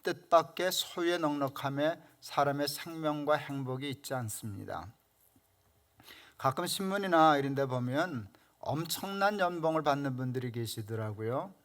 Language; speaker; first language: Korean; native; Korean